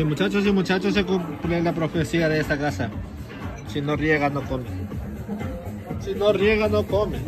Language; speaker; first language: Spanish; native; Spanish